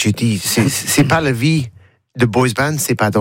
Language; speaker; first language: French; non-native, learner; English